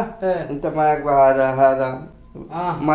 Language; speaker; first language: Arabic; non-native, learner; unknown